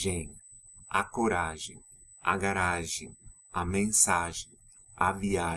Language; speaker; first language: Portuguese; non-native, fluent; English